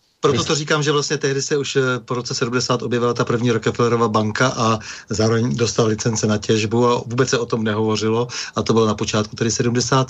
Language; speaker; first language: Czech; native; Czech